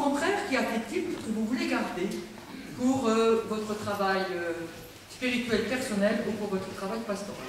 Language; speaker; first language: French; native; French